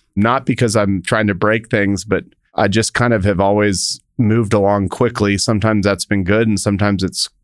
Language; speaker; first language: English; native; English